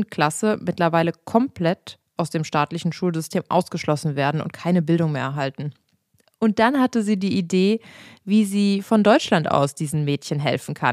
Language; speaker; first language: German; native; German